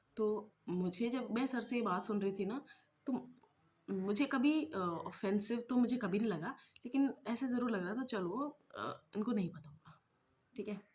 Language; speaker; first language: Hindi; non-native, local second language; Malayalam